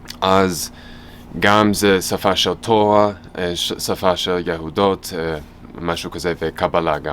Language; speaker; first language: Hebrew; non-native, learner; English